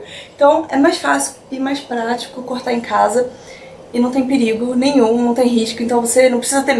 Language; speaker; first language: Portuguese; native; Portuguese